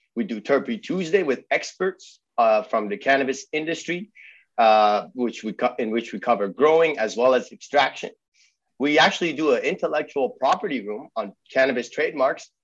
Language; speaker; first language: English; early bilingual, other home language; Persian